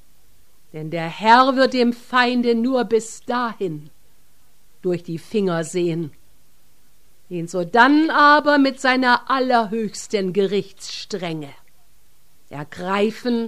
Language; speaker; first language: German; native; German